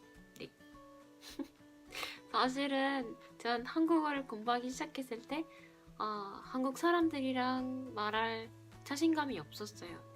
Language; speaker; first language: Korean; non-native, fluent; Spanish